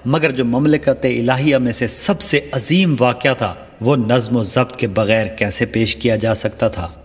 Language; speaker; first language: Urdu; non-native, local second language; Saraiki